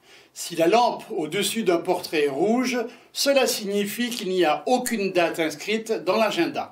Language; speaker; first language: French; native; French